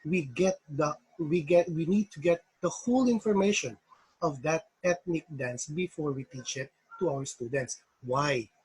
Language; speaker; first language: English; non-native, local second language; Filipino